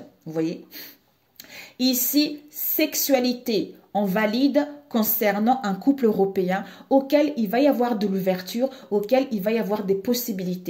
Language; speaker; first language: French; native; French